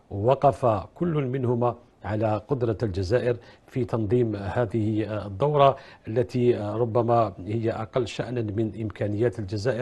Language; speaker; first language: Arabic; native; Arabic